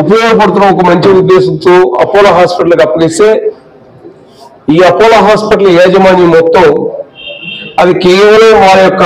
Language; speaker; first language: Telugu; native; Telugu